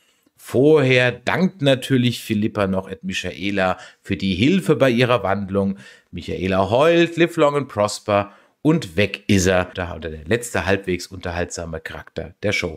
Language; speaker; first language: German; native; German